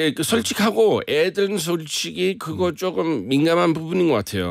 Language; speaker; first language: Korean; non-native, fluent; English